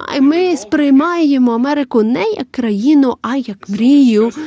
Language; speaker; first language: Ukrainian; non-native, learner; Lithuanian